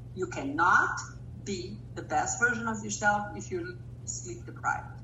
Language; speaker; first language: English; non-native, fluent; Portuguese